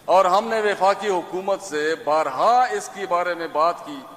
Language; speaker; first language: Hindi; non-native, local second language; Pashto